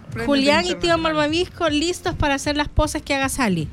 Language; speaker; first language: Spanish; native; Spanish